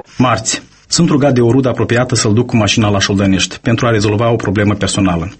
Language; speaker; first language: Romanian; native; Romanian